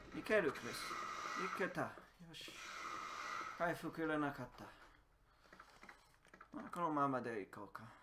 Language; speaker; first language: Japanese; non-native, learner; English